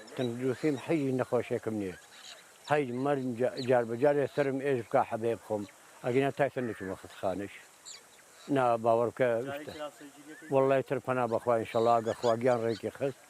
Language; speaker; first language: Central Kurdish; non-native, local second language; Gurani